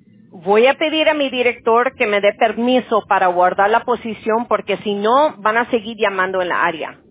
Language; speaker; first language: Spanish; early bilingual, other home language; English